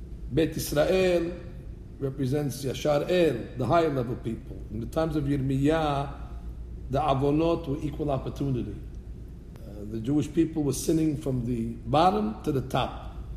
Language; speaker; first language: English; native; English